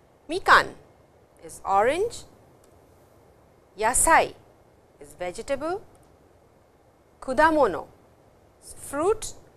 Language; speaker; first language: English; non-native, local second language; Hindi